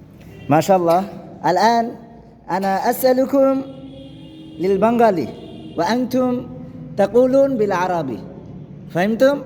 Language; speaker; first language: Arabic; non-native, fluent; Bangla